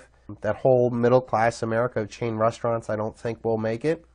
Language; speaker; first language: English; native; English